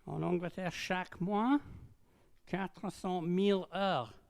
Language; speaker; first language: French; non-native, learner; English